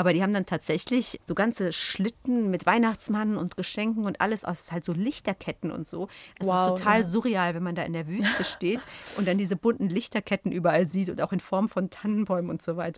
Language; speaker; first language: German; native; German